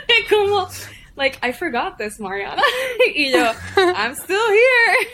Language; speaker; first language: English; non-native, local second language; Spanish